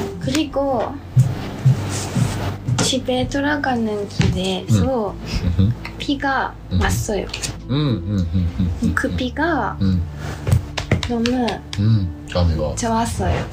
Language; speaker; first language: Korean; non-native, learner; Japanese